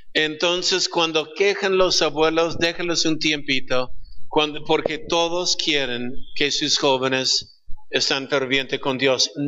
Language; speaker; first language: Spanish; non-native, fluent; English